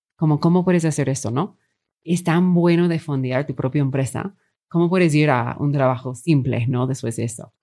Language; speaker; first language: Spanish; non-native, fluent; English